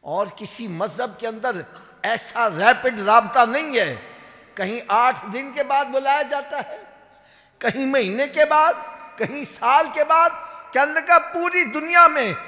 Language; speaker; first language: Urdu; native; Urdu